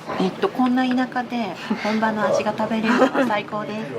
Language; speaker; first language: Japanese; native; Japanese